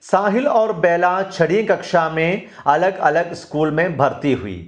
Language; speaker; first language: Hindi; non-native, local second language; Malayalam